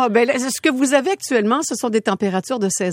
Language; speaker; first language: French; native; French